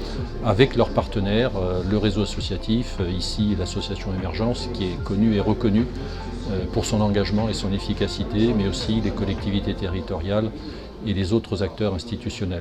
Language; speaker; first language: French; native; French